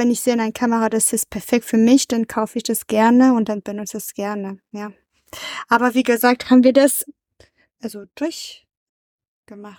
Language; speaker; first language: German; non-native, learner; French